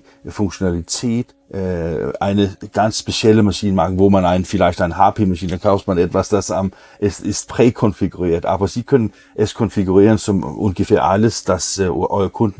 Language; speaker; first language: German; non-native, learner; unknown